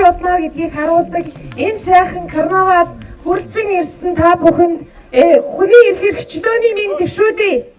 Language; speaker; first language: Mongolian; native; Mongolian